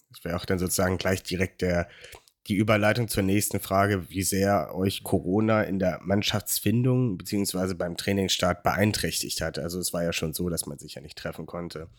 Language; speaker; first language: German; native; German